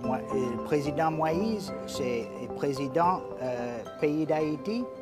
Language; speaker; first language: Haitian Creole; non-native, fluent; English